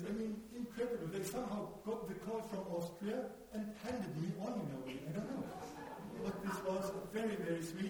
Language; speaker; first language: English; non-native, fluent; German